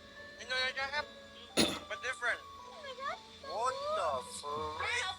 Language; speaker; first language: English; non-native, learner; Indonesian